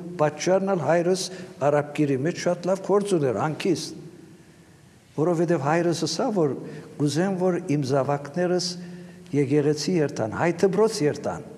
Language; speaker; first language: Armenian; early bilingual, heritage; Armenian